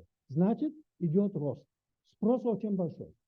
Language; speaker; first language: Russian; native; Russian